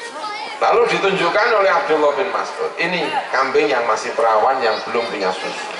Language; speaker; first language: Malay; non-native, local second language; Javanese